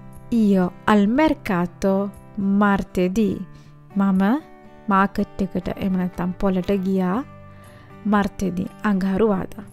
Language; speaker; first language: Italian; non-native, fluent; Sinhala